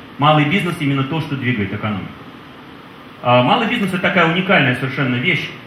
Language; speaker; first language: Russian; native; Russian